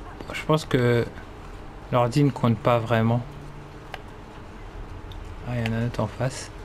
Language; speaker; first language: French; native; French